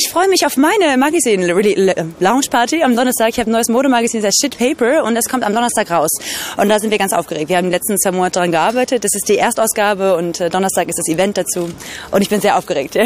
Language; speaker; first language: German; native; German